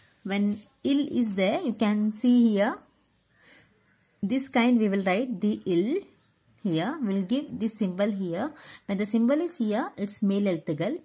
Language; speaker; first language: English; non-native, local second language; Tamil